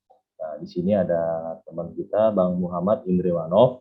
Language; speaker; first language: Indonesian; native; Indonesian